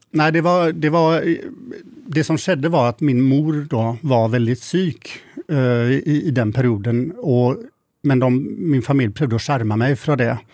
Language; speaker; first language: Swedish; native; Swedish